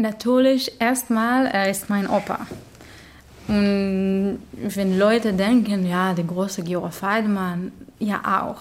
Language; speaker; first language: German; non-native, learner; Hebrew